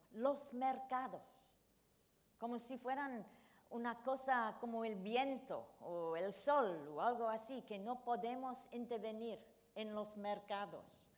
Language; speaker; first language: Spanish; non-native, fluent; English